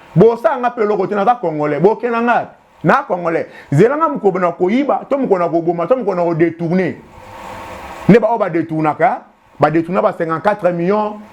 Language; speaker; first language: Lingala; native; Lingala